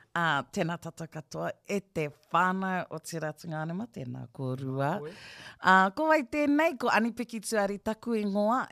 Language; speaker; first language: Māori; non-native, local second language; English